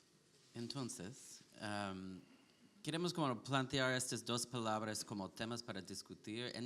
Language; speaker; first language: Spanish; non-native, learner; English